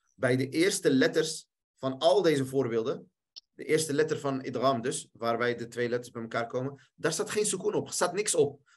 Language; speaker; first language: Dutch; early bilingual, other home language; Arabic